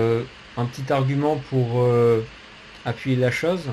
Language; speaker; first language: French; native; French